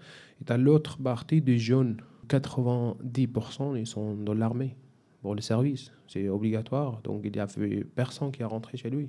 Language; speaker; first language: French; non-native, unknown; Arabic